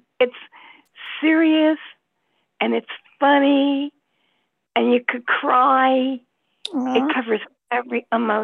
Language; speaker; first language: English; native; English